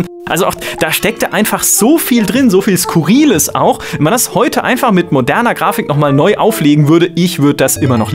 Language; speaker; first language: German; native; German